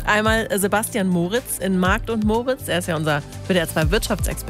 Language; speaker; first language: German; native; German